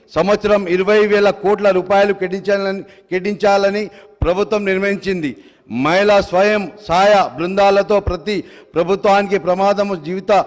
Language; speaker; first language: Telugu; non-native, local second language; Urdu